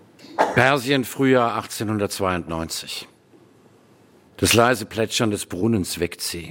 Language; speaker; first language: German; native; German